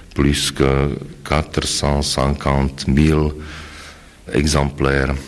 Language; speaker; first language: French; non-native, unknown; Slovak